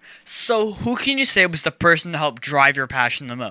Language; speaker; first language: English; native; English